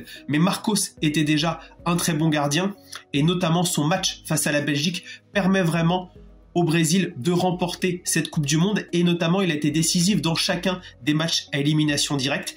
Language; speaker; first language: French; native; French